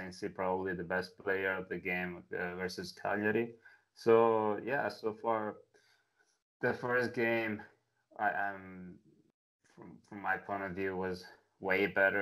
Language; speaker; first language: English; non-native, fluent; Italian